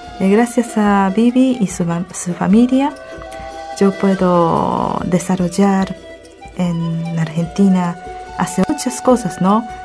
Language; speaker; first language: Spanish; early bilingual, other home language; Japanese